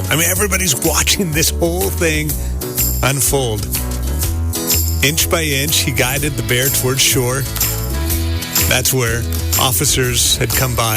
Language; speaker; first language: English; native; English